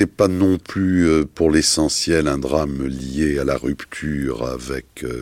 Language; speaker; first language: French; native; French